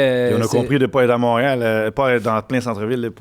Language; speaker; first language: French; native; French